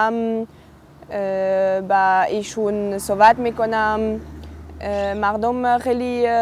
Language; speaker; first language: Persian; non-native, learner; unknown